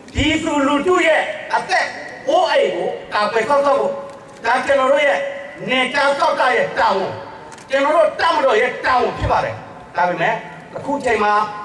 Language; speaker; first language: Burmese; non-native, local second language; S'gaw Karen